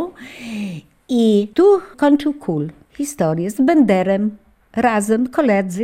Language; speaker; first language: Polish; native; Polish